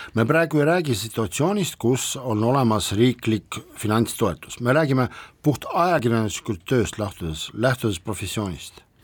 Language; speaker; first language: Estonian; non-native, local second language; Russian